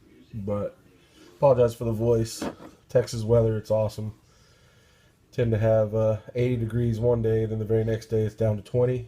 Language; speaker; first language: English; native; English